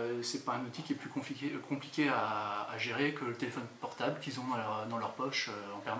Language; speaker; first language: French; native; French